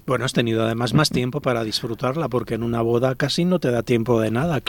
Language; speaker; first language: Spanish; native; Spanish